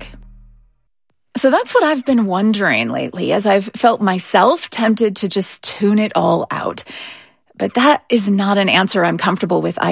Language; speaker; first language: English; native; English